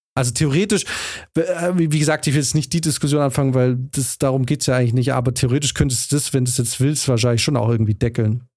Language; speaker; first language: German; native; German